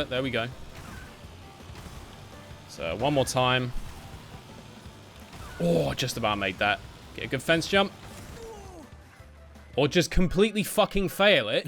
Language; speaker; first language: English; native; English